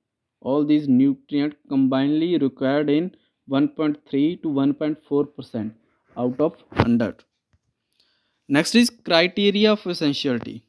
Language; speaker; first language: English; non-native, local second language; Punjabi